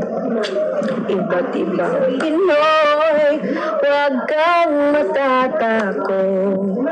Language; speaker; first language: Filipino; non-native, local second language; Cebuano